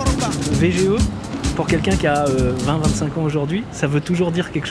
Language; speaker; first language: French; native; French